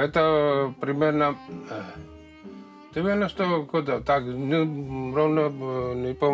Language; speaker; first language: Russian; non-native, local second language; Georgian